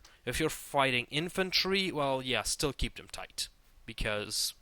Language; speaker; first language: English; non-native, fluent; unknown